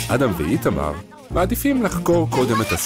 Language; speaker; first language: Hebrew; native; Hebrew